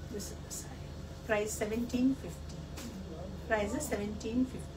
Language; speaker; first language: English; non-native, local second language; Bangla